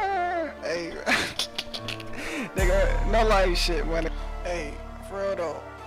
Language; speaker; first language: English; native; English